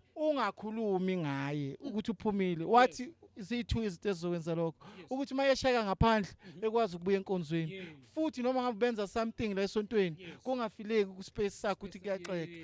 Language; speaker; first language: Zulu; native; Zulu